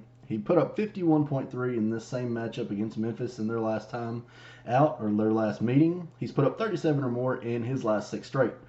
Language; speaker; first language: English; native; English